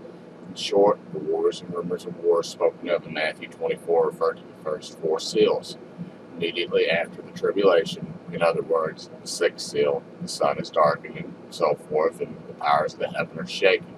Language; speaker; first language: English; native; English